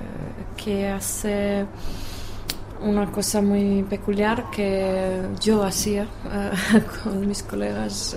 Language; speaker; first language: Spanish; non-native, fluent; Czech